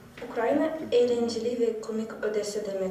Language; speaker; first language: Turkish; non-native, learner; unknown